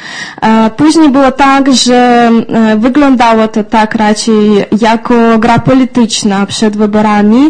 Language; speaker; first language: Polish; non-native, fluent; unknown